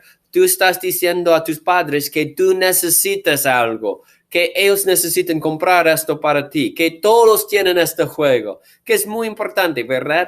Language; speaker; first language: Spanish; non-native, fluent; English